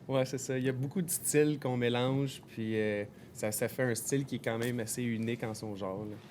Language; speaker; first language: French; native; French